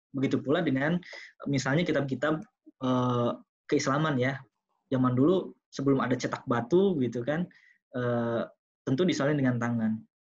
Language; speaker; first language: Indonesian; non-native, local second language; Sundanese